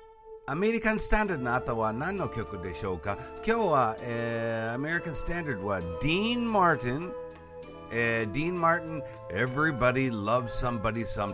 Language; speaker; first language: Japanese; non-native, fluent; English